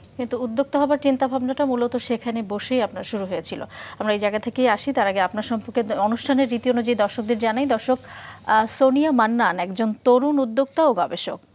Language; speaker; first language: Bangla; native; Bangla